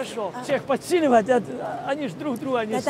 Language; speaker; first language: Russian; non-native, local second language; Ukrainian